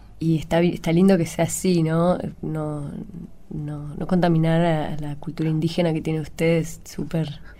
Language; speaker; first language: Spanish; early bilingual, other home language; English